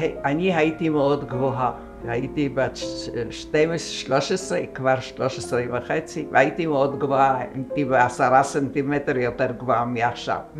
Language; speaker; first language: Hebrew; non-native, fluent; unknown